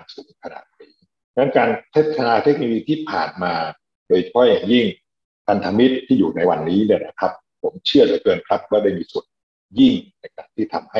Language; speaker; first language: Thai; native; Thai